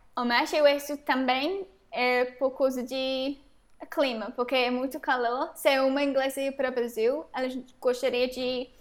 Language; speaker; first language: Portuguese; non-native, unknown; English